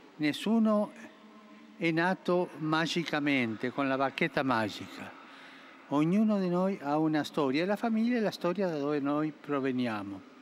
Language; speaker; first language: Italian; non-native, fluent; Spanish